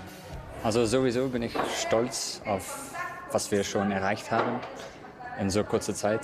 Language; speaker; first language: German; non-native, fluent; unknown